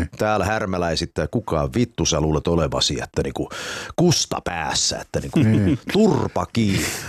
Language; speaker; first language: Finnish; early bilingual, heritage; Finnish